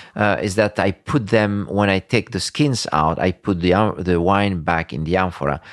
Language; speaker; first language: English; early bilingual, other home language; French